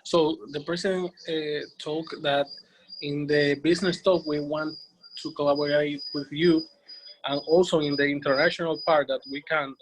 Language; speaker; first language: English; non-native, learner; Spanish